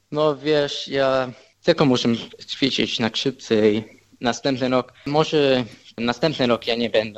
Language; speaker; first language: Polish; early bilingual, heritage; English